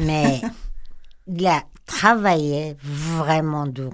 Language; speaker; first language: French; non-native, fluent; Persian